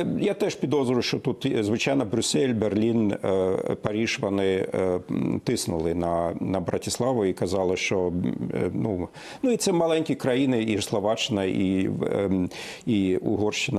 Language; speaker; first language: Ukrainian; non-native, fluent; German